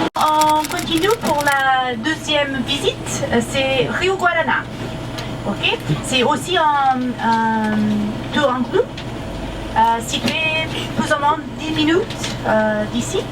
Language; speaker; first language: French; non-native, fluent; Portuguese